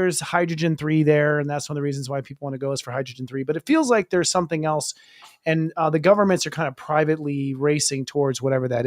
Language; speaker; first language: English; native; English